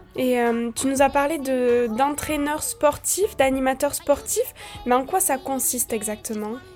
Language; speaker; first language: French; native; French